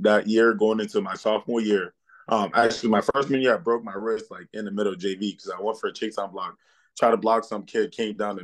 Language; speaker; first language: English; early bilingual, other home language; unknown